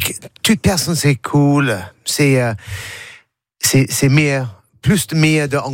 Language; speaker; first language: French; non-native, learner; English